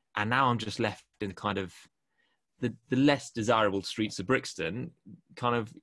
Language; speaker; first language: English; native; English